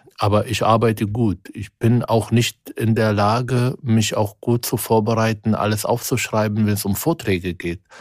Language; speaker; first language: German; non-native, fluent; Arabic